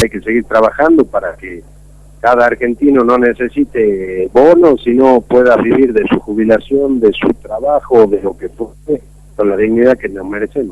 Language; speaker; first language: Spanish; native; Spanish